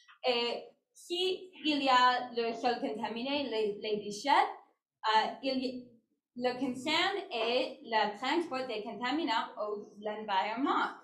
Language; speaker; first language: French; non-native, learner; English